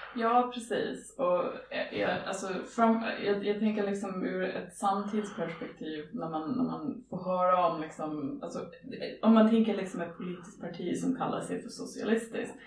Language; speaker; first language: Swedish; non-native, fluent; English